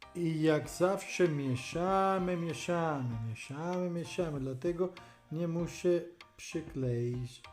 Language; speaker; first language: Polish; non-native, learner; Italian